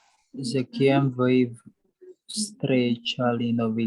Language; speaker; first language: Russian; non-native, learner; Indonesian